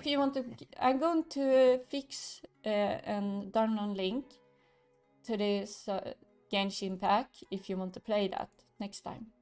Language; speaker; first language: English; non-native, learner; Swedish